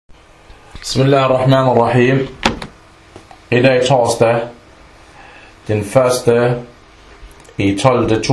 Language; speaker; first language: Danish; non-native, local second language; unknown